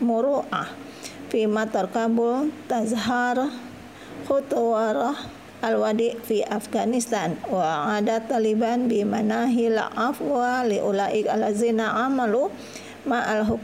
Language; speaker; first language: Arabic; non-native, learner; Indonesian